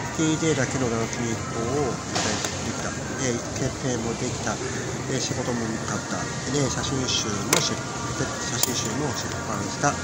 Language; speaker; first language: Japanese; native; Japanese